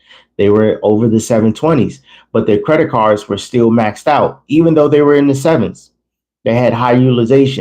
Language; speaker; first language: English; native; English